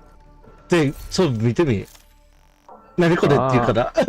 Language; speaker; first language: Japanese; native; Japanese